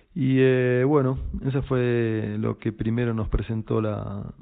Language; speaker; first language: Spanish; native; Spanish